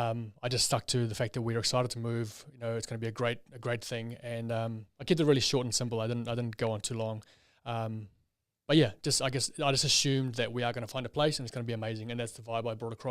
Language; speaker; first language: English; native; English